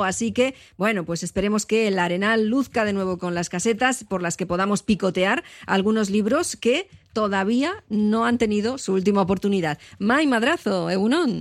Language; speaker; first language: Spanish; native; Spanish